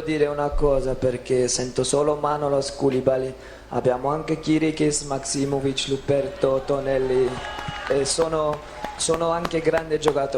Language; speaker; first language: Italian; non-native, fluent; Dutch